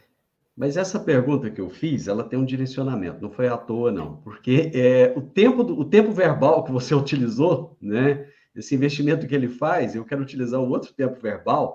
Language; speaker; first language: Portuguese; native; Portuguese